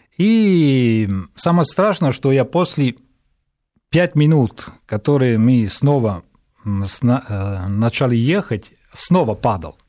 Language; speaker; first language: Russian; non-native, fluent; Italian